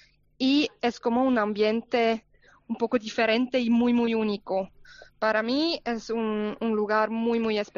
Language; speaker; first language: Spanish; non-native, fluent; German